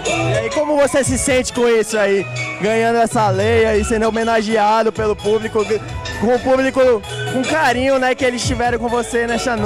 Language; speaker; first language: Portuguese; native; Portuguese